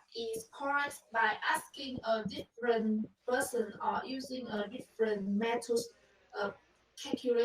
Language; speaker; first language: English; non-native, learner; Vietnamese